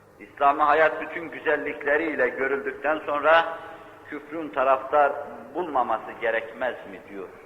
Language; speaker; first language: Turkish; native; Turkish